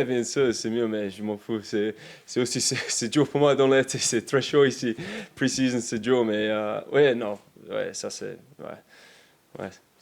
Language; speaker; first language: French; non-native, learner; English